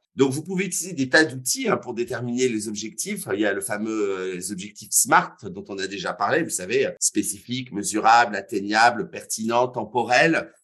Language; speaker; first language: French; native; French